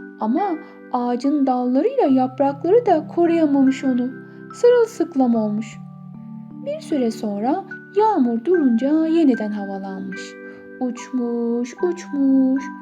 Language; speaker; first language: Turkish; native; Turkish